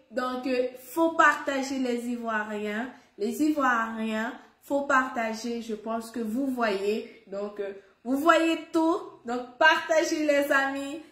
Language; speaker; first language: French; non-native, local second language; Haitian Creole